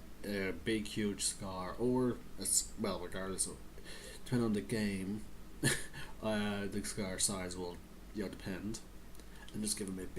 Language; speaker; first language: English; native; English